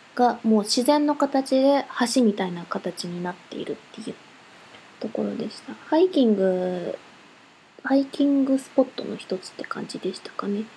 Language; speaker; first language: Japanese; native; Japanese